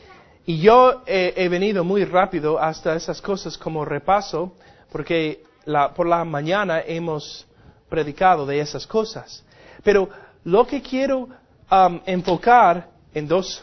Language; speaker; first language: Spanish; non-native, fluent; English